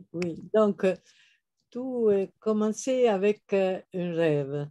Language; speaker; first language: French; non-native, fluent; Italian